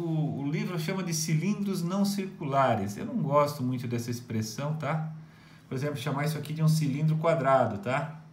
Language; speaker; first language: Portuguese; native; Portuguese